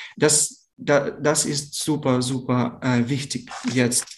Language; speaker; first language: German; non-native, learner; Ukrainian